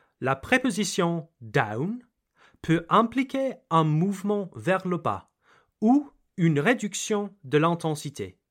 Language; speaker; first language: French; non-native, fluent; English